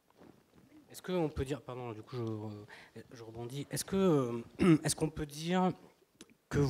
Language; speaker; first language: French; native; French